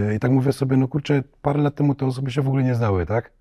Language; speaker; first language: Polish; native; Polish